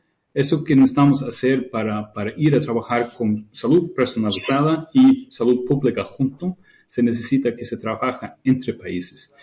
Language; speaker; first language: Spanish; non-native, fluent; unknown